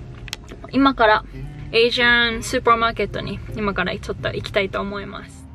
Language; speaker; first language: Japanese; native; Japanese